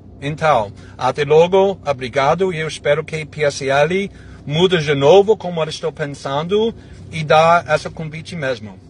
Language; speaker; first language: Portuguese; non-native, fluent; English